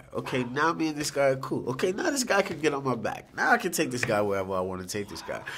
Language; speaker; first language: English; native; English